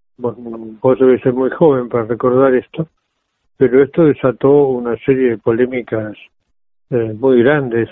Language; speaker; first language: Spanish; native; Spanish